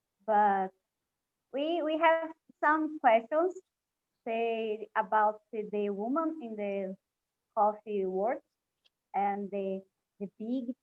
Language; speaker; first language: English; non-native, learner; Portuguese